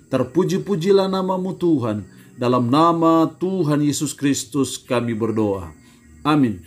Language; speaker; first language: Indonesian; native; Indonesian